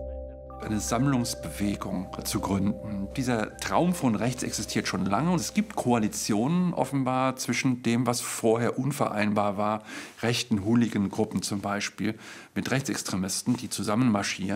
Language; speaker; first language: German; native; German